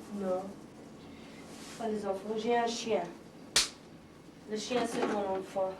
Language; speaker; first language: French; non-native, learner; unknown